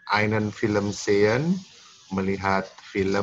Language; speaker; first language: German; non-native, fluent; Indonesian